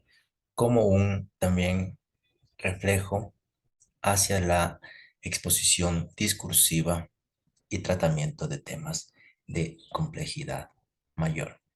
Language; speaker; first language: Spanish; native; Spanish